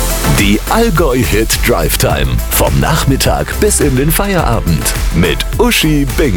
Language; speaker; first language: German; native; German